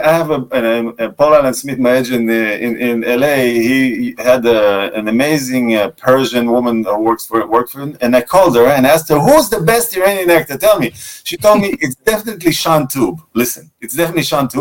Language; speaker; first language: English; non-native, fluent; Russian